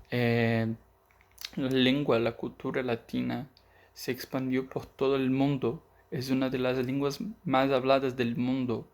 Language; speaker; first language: Spanish; non-native, learner; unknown